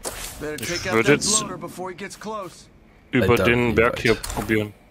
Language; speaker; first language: German; native; German